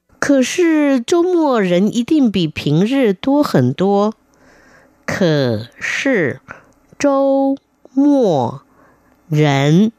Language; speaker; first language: Chinese; non-native, fluent; Vietnamese